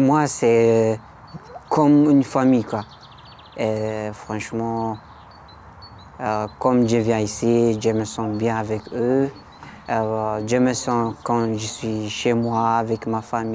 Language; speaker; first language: French; non-native, learner; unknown